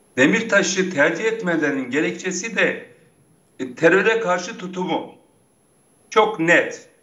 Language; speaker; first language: Turkish; non-native, local second language; Kurdish